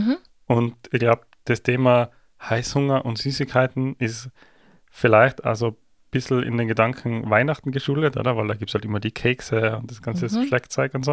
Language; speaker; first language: German; native; German